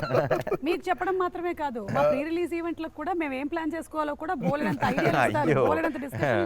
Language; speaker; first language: Telugu; native; Telugu